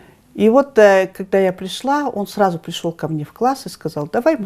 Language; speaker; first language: Russian; native; Russian